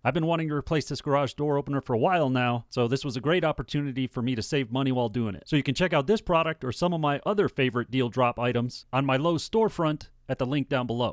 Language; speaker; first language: English; native; English